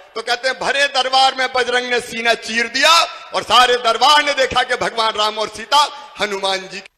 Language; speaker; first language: Hindi; native; Hindi